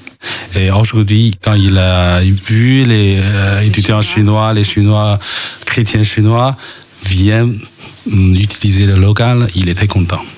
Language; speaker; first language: French; non-native, learner; Chinese